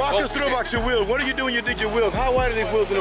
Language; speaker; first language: English; native; English